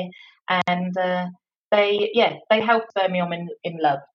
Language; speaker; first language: English; native; English